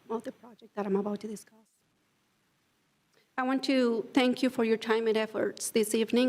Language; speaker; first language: English; non-native, fluent; Spanish